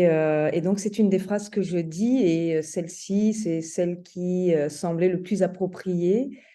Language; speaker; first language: French; native; French